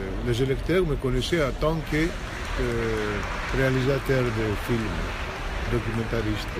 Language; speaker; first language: French; non-native, fluent; Greek